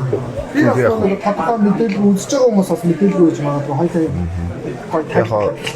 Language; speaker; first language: Mongolian; native; Mongolian